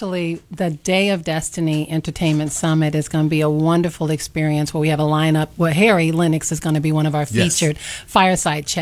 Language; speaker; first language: English; native; English